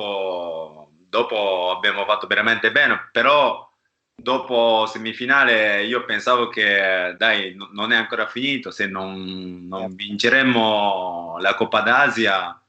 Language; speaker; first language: Italian; non-native, learner; Japanese